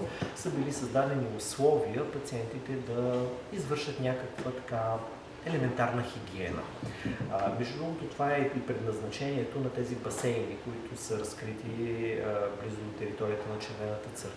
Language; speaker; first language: Bulgarian; native; Bulgarian